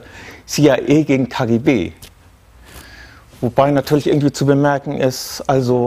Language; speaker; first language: German; native; German